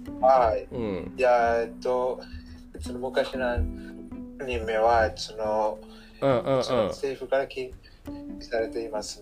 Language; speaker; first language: Japanese; non-native, learner; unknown